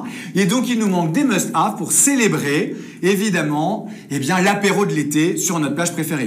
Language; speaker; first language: French; native; French